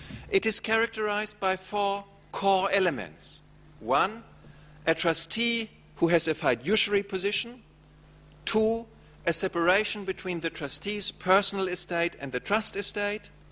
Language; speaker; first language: English; non-native, fluent; German